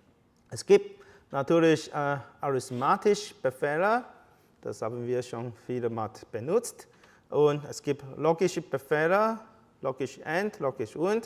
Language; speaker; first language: German; non-native, fluent; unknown